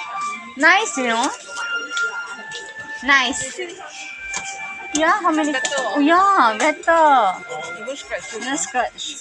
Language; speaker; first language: English; non-native, local second language; Filipino